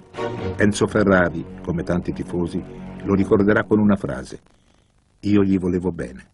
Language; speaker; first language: Italian; native; Italian